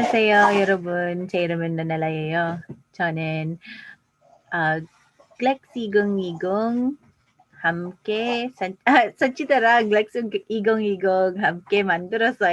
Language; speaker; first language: Korean; non-native, learner; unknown